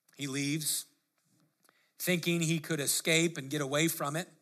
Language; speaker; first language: English; native; English